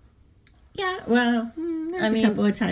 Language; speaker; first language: English; native; English